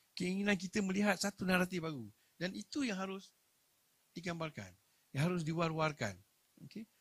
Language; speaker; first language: Malay; native; Malay